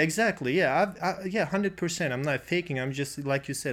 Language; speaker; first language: English; non-native, fluent; Russian